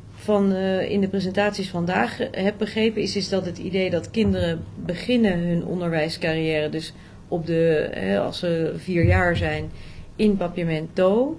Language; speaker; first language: Dutch; native; Dutch